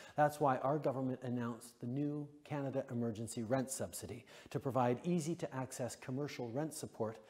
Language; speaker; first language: English; early bilingual, other home language; French